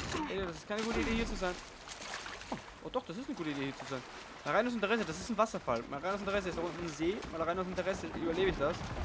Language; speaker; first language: German; native; German